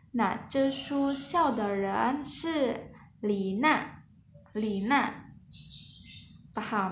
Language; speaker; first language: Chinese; non-native, learner; Indonesian